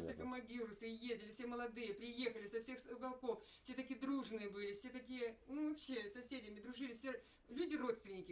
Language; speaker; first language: Russian; native; Russian